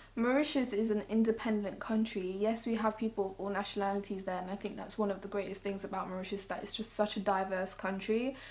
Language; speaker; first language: English; early bilingual, other home language; Morisyen